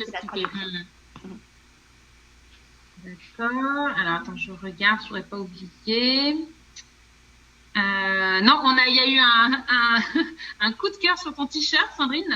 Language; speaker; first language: French; native; French